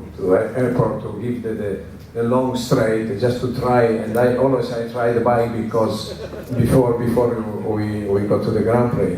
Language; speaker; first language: English; non-native, learner; Italian